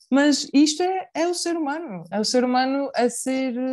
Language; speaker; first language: Portuguese; native; Portuguese